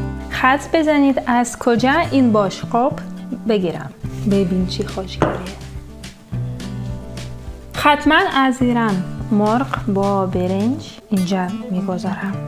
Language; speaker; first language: Persian; non-native, learner; Russian